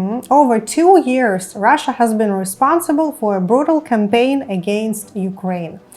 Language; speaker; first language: English; non-native, fluent; Ukrainian